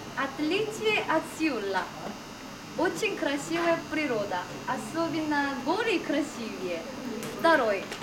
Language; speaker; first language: Russian; non-native, learner; Korean